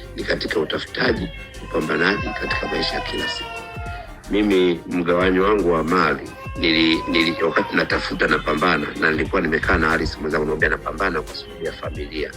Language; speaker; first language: Swahili; native; Swahili